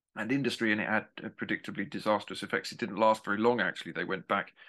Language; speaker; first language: English; native; English